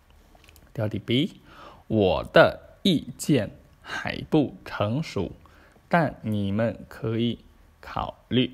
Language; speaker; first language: Chinese; non-native, fluent; Khmer